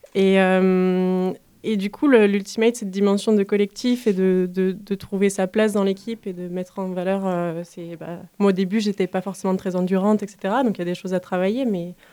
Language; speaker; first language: French; native; French